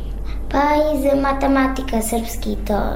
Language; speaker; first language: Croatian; non-native, learner; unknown